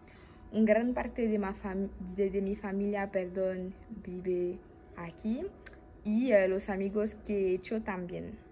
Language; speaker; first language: Spanish; non-native, learner; Haitian Creole